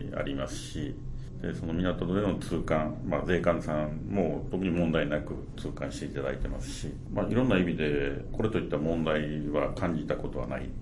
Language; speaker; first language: Japanese; native; Japanese